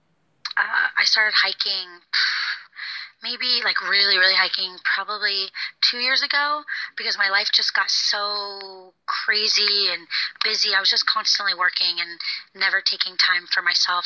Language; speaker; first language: English; native; English